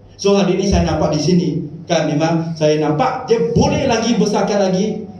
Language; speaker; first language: Malay; non-native, local second language; Chinese